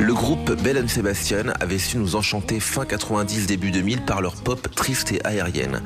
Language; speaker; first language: French; native; French